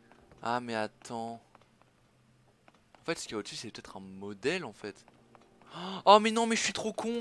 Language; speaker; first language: French; native; French